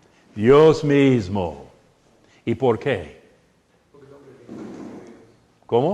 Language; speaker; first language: Spanish; non-native, fluent; English